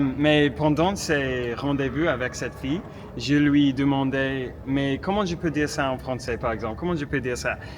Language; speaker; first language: French; non-native, fluent; English